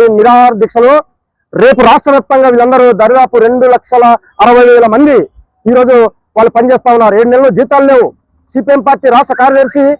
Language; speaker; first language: Telugu; native; Telugu